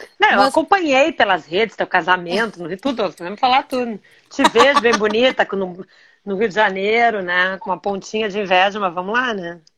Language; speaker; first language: Portuguese; native; Portuguese